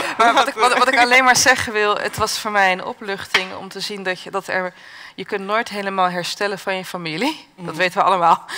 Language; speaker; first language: Dutch; native; Dutch